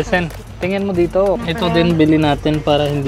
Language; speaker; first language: Filipino; non-native, learner; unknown